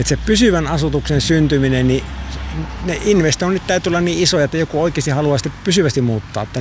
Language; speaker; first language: Finnish; native; Finnish